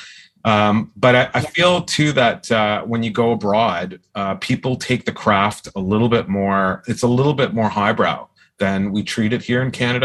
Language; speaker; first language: English; native; English